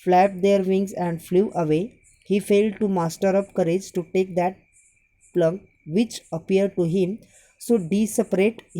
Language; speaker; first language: English; non-native, local second language; Marathi